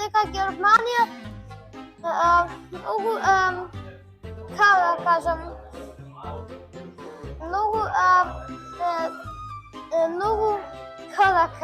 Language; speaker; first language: Macedonian; early bilingual, heritage; Macedonian